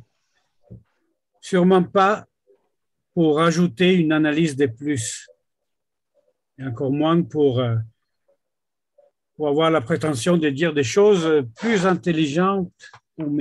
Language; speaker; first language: French; non-native, fluent; Italian